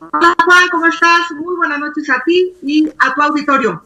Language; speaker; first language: Spanish; native; Spanish